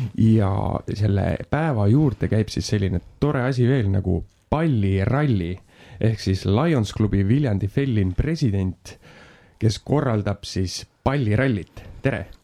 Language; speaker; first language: Estonian; native; Estonian